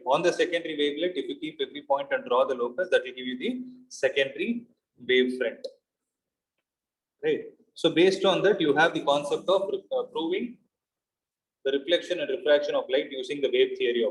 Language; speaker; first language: English; non-native, local second language; Tamil